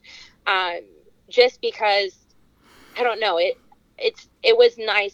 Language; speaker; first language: English; native; English